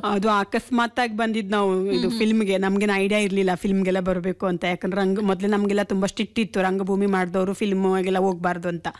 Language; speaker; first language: Kannada; non-native, local second language; Konkani